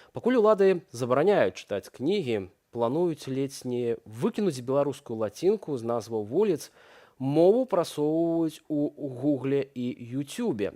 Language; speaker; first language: Belarusian; native; Belarusian